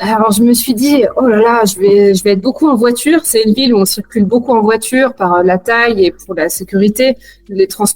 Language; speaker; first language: French; native; French